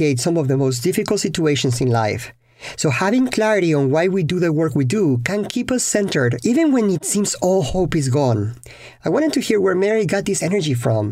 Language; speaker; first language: English; non-native, fluent; Spanish